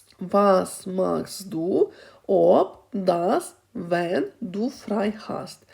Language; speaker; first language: German; non-native, fluent; Ukrainian